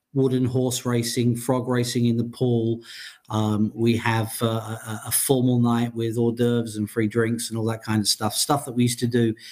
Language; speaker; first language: English; native; English